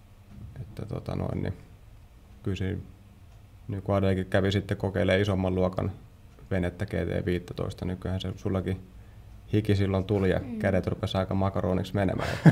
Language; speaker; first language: Finnish; native; Finnish